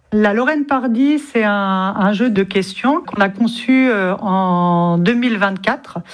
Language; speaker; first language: French; native; French